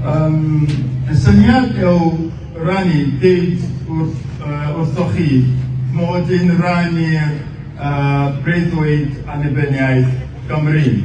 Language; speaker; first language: Welsh; non-native, fluent; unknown